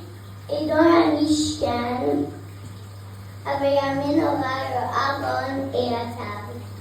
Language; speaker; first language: French; early bilingual, heritage; French